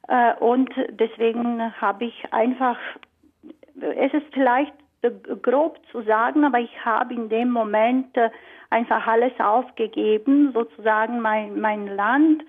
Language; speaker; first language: German; non-native, fluent; Croatian